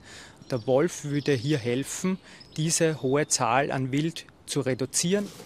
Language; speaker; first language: German; native; German